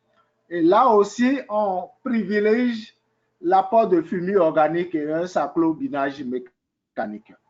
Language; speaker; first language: French; native; French